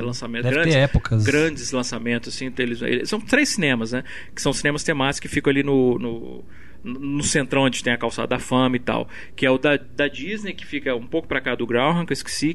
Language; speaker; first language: Portuguese; native; Portuguese